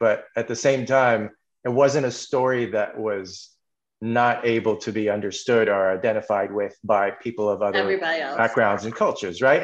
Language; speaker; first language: English; native; English